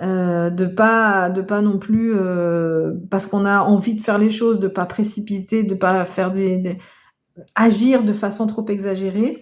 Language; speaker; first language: French; native; French